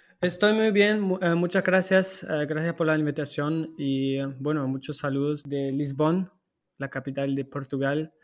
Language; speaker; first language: Spanish; non-native, fluent; German